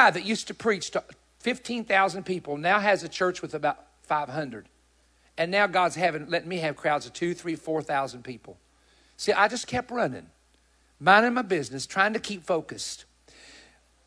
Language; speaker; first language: English; native; English